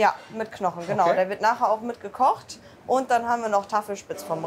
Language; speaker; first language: German; native; German